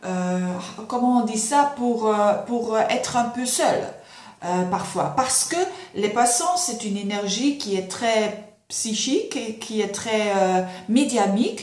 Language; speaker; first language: French; non-native, fluent; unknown